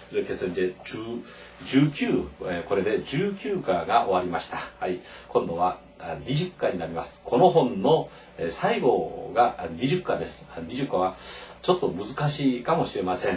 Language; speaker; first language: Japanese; non-native, fluent; Korean